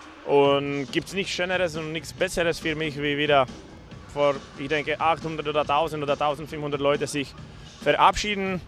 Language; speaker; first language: German; non-native, fluent; Slovak